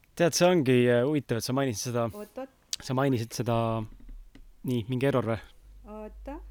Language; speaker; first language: Estonian; native; Estonian